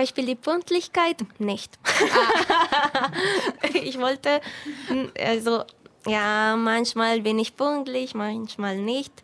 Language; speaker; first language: German; non-native, fluent; Spanish